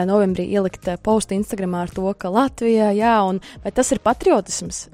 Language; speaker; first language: Latvian; native; Latvian